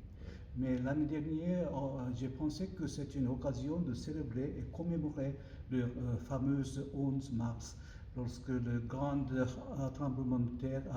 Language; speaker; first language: French; non-native, learner; Japanese